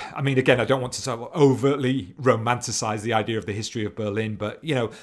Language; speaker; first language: English; native; English